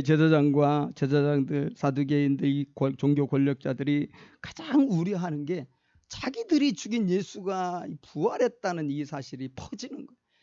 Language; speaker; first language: Korean; native; Korean